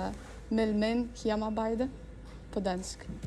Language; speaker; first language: Danish; non-native, learner; German